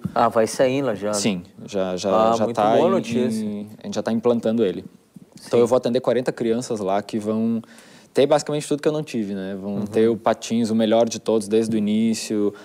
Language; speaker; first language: Portuguese; native; Portuguese